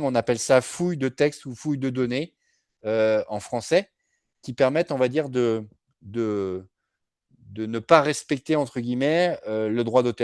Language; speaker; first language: French; native; French